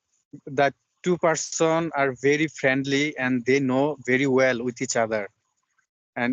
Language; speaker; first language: English; non-native, fluent; Bangla